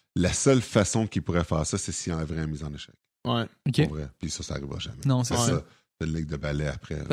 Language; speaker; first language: French; native; French